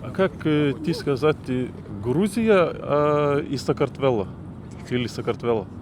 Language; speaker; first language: Russian; non-native, learner; Lithuanian